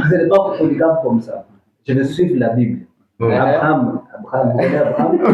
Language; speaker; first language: French; non-native, learner; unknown